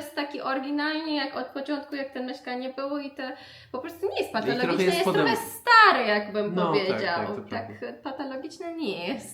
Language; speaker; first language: Polish; non-native, learner; Persian